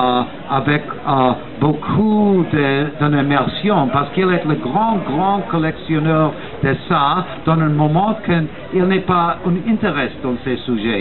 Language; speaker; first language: French; non-native, learner; English